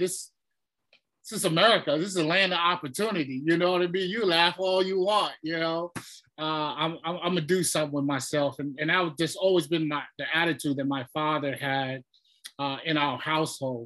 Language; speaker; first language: English; early bilingual, other home language; Tongan